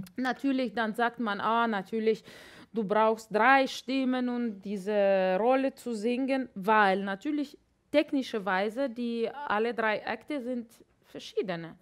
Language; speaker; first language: German; non-native, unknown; Latvian